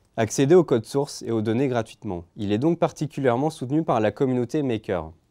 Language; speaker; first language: French; native; French